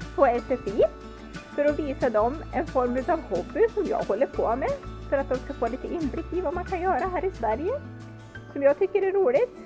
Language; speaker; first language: Swedish; native; Swedish